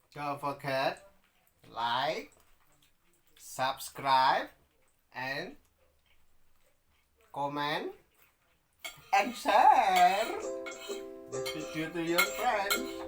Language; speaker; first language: English; non-native, learner; Indonesian